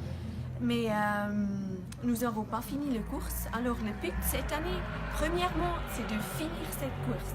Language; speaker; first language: French; non-native, learner; German